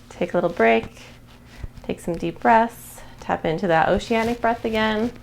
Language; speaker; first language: English; native; English